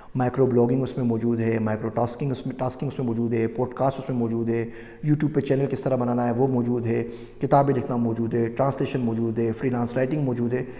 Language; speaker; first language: Urdu; native; Urdu